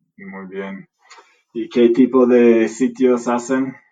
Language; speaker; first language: Spanish; non-native, learner; English